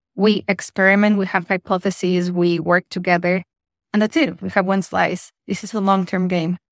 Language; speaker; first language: English; non-native, fluent; Spanish